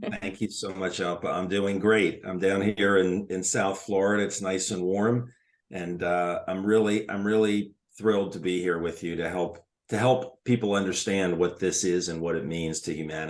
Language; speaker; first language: English; native; English